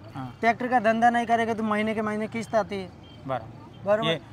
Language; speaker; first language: Hindi; non-native, local second language; Gujarati